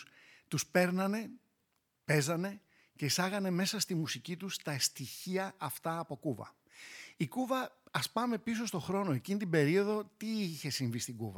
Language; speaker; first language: Greek; native; Greek